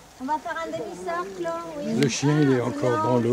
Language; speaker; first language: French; non-native, fluent; Spanish